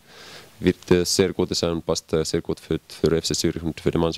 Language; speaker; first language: German; non-native, learner; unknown